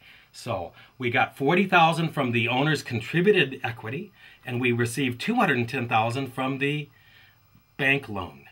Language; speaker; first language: English; native; English